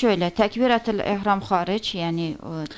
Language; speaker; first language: Turkish; non-native, fluent; Persian